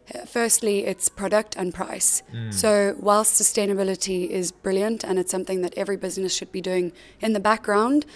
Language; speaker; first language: English; native; English